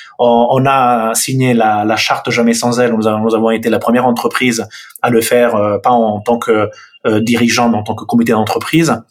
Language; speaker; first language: French; non-native, fluent; Italian